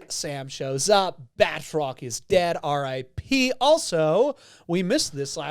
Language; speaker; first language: English; native; English